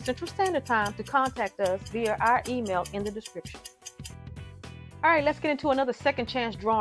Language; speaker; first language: English; native; English